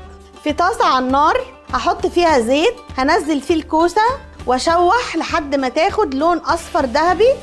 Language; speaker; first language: Arabic; native; Arabic